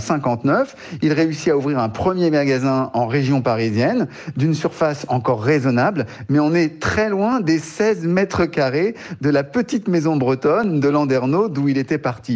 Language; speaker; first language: French; native; French